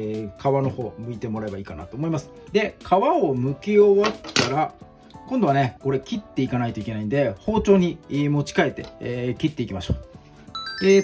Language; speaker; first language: Japanese; native; Japanese